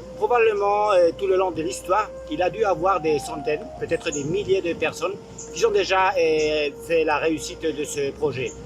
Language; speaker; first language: French; non-native, fluent; Spanish